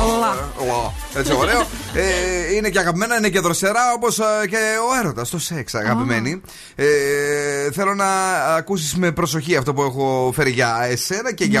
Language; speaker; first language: Greek; native; Greek